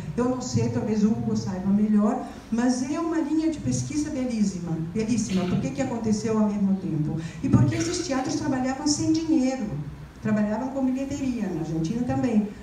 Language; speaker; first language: Portuguese; non-native, fluent; Spanish